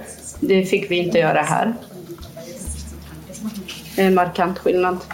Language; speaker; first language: Swedish; non-native, fluent; Kurdish